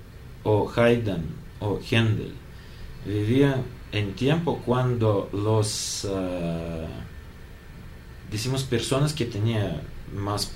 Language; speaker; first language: Spanish; non-native, learner; Russian